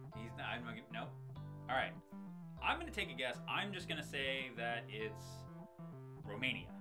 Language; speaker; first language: English; native; English